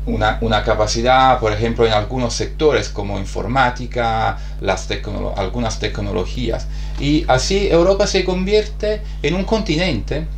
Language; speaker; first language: Spanish; non-native, fluent; Italian